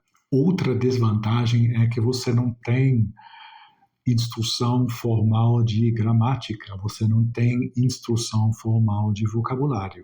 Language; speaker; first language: Portuguese; non-native, fluent; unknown